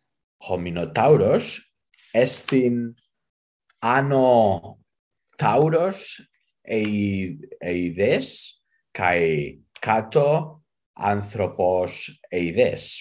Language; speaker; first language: Greek; non-native, fluent; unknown